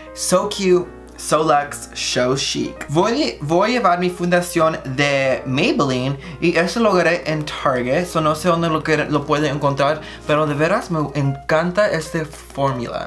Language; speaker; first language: Spanish; early bilingual, heritage; Spanish